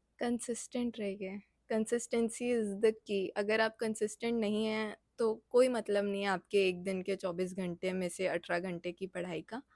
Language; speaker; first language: Hindi; native; Hindi